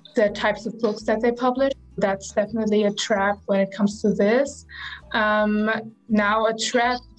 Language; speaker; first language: English; non-native, fluent; German